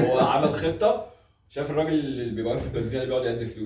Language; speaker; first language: Arabic; native; Arabic